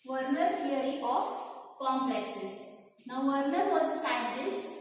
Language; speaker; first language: English; non-native, local second language; Marathi